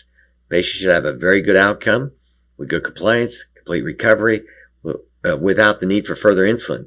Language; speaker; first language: English; native; English